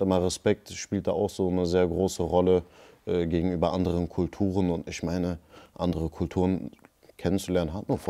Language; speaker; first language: German; early bilingual, other home language; Turkish